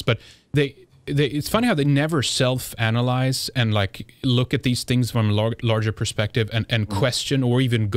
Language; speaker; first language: English; non-native, fluent; Swedish